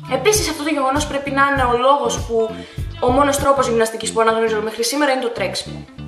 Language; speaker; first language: Greek; early bilingual, other home language; Russian